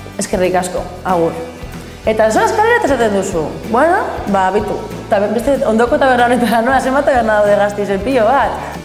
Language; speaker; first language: Basque; non-native, local second language; Spanish